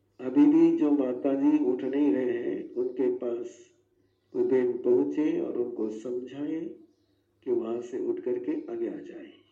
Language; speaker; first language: Hindi; non-native, local second language; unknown